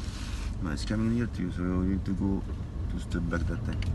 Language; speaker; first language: English; non-native, local second language; Arabic